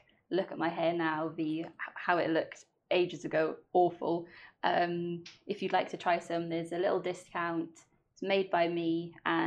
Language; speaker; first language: English; non-native, local second language; Welsh